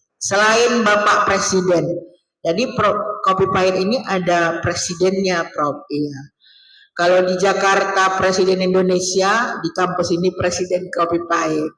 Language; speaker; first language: Indonesian; native; Indonesian